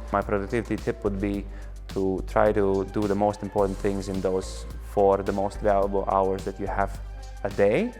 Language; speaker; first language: English; non-native, fluent; Latvian